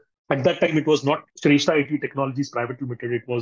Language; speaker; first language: English; non-native, local second language; Marathi